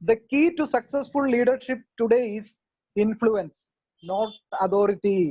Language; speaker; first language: English; non-native, local second language; Malayalam